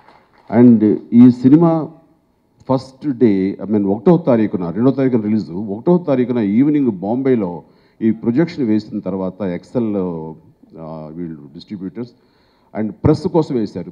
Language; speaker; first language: Telugu; native; Telugu